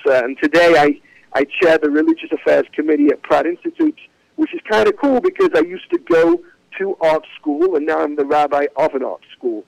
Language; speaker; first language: English; native; English